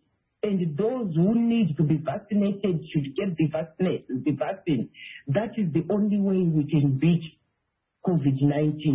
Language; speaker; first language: English; non-native, local second language; Shona